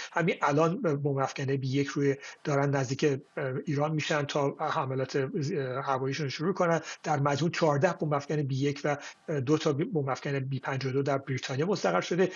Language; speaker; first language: Persian; native; Persian